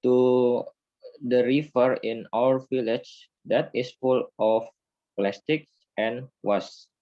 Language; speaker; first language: English; non-native, learner; Indonesian